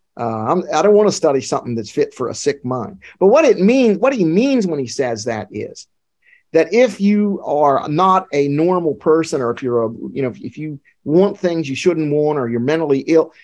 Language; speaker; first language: English; native; English